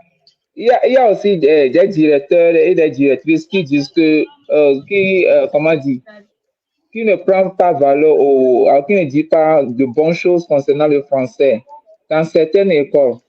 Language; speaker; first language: French; non-native, fluent; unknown